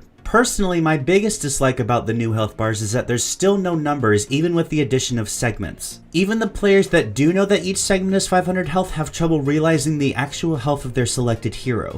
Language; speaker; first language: English; native; English